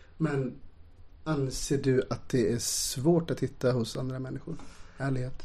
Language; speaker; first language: Swedish; native; Swedish